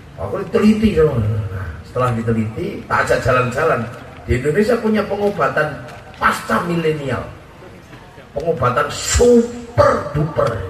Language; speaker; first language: Indonesian; native; Indonesian